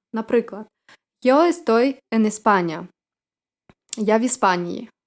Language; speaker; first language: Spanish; non-native, fluent; Ukrainian